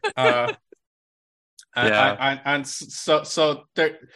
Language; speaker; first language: English; non-native, fluent; Swiss German